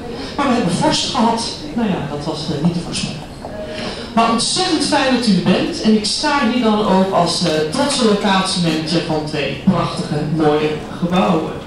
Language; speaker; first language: Dutch; native; Dutch